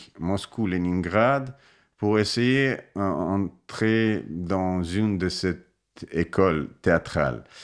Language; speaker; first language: French; non-native, fluent; Russian